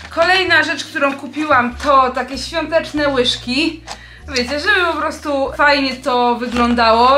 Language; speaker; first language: Polish; native; Polish